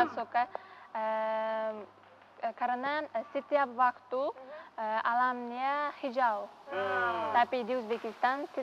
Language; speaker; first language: Indonesian; non-native, learner; Uzbek